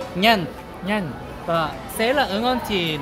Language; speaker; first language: Vietnamese; non-native, learner; Korean